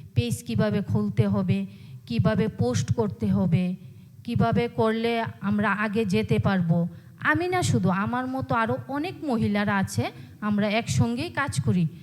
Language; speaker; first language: Bangla; native; Bangla